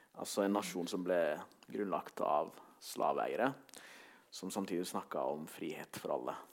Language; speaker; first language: Norwegian; early bilingual, other home language; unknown